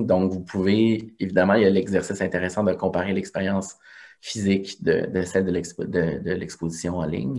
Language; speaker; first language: French; native; French